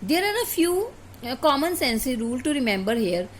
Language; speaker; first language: English; non-native, local second language; Punjabi